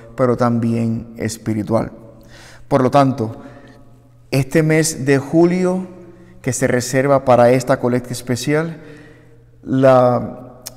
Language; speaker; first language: Spanish; native; Spanish